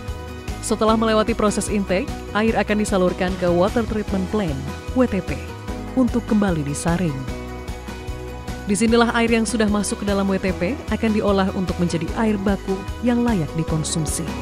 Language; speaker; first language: Indonesian; native; Indonesian